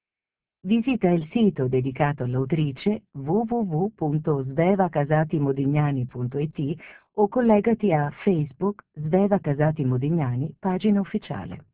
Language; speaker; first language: Italian; native; Italian